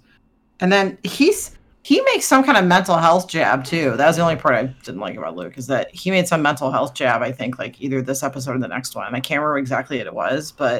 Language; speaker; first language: English; native; English